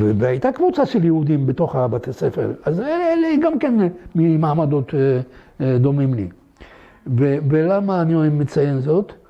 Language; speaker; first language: Hebrew; non-native, fluent; French